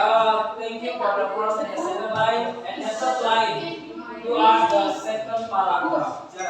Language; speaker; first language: English; non-native, learner; Indonesian